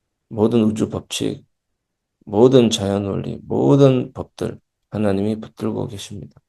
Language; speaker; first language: Korean; native; Korean